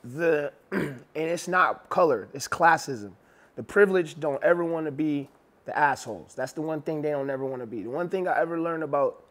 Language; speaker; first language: English; native; English